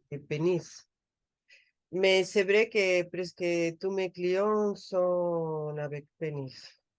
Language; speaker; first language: French; non-native, learner; Spanish